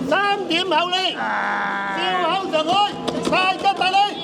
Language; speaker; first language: Chinese; native; Chinese